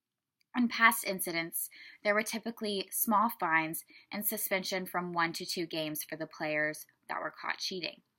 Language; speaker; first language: English; native; English